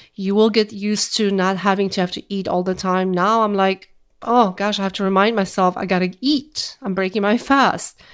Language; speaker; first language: English; non-native, fluent; Polish